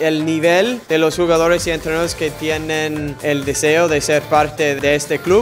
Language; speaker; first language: Spanish; non-native, fluent; English